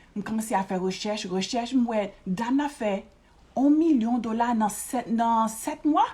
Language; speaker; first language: Haitian Creole; early bilingual, heritage; Haitian Creole